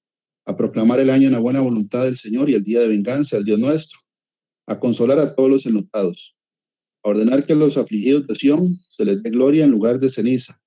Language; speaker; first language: Spanish; native; Spanish